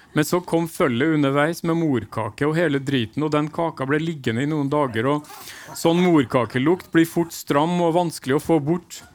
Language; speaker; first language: Norwegian; native; Norwegian